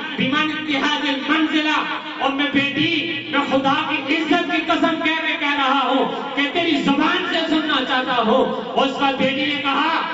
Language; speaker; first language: Urdu; non-native, local second language; Punjabi